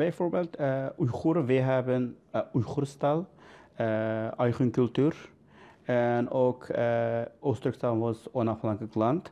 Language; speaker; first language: Dutch; non-native, learner; Uyghur